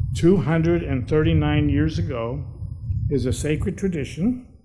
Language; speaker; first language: English; native; English